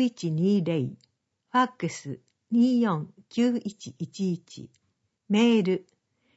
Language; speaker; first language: Japanese; native; Japanese